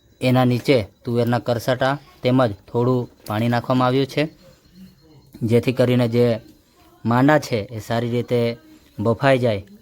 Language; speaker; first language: Gujarati; non-native, local second language; Vasavi